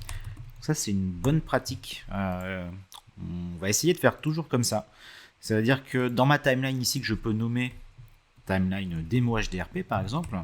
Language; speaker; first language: French; native; French